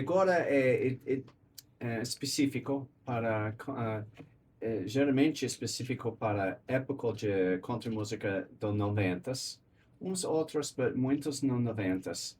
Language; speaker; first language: Portuguese; non-native, learner; English